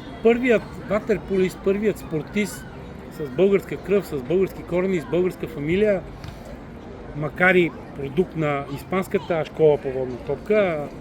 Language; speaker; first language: Bulgarian; native; Bulgarian